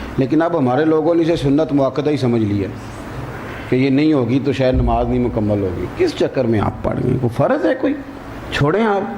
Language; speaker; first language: Urdu; non-native, local second language; Punjabi